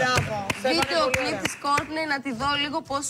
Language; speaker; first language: Greek; native; Greek